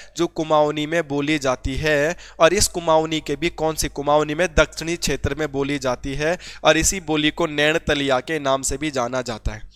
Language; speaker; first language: Hindi; native; Hindi